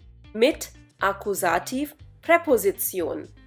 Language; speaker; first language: German; non-native, fluent; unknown